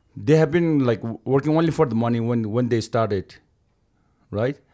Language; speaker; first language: English; non-native, local second language; Sherpa